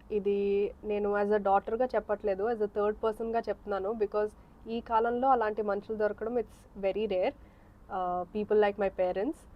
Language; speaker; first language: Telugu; early bilingual, heritage; Telugu